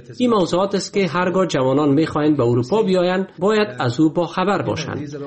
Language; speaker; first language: Persian; native; Persian